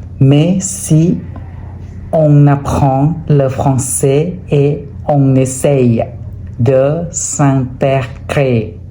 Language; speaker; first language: French; non-native, fluent; Thai